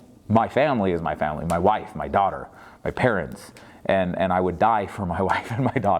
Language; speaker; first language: English; native; English